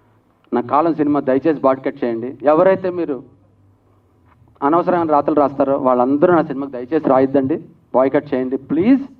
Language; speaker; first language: Telugu; native; Telugu